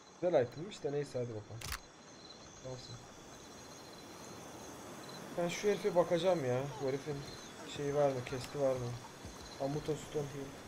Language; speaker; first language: Turkish; native; Turkish